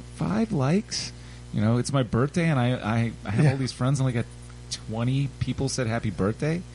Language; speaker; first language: English; native; English